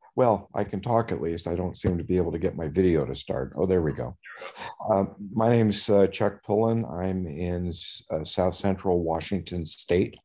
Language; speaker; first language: English; native; English